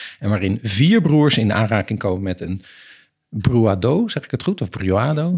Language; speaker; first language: Dutch; native; Dutch